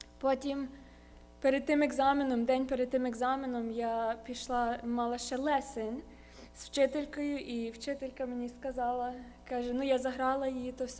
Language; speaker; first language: Ukrainian; early bilingual, heritage; Ukrainian